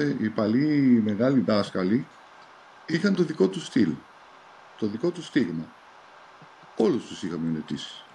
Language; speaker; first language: Greek; early bilingual, heritage; Greek